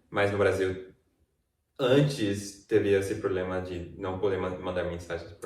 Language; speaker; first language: Portuguese; non-native, fluent; English